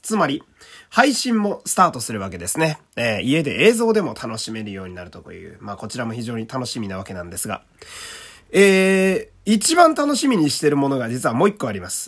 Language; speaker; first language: Japanese; native; Japanese